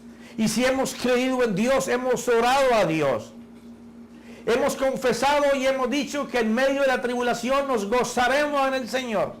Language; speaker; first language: Spanish; native; Spanish